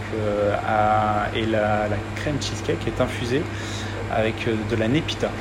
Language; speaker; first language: French; native; French